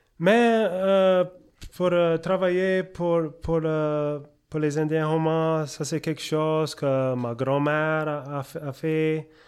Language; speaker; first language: French; early bilingual, heritage; French